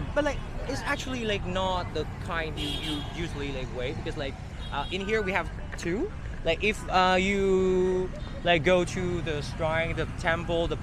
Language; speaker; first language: English; non-native, fluent; Vietnamese